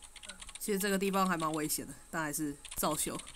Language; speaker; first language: Chinese; native; Chinese